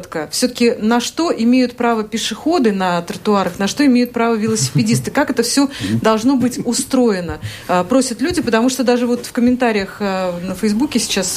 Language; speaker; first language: Russian; native; Russian